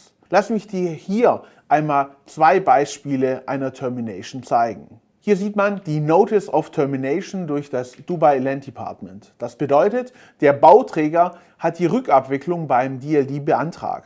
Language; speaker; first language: German; native; German